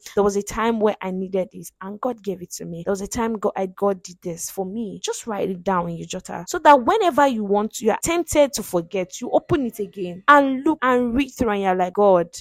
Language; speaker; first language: English; non-native, local second language; Yoruba